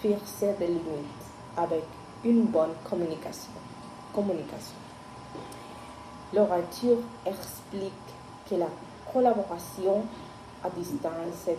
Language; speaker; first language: French; non-native, learner; Spanish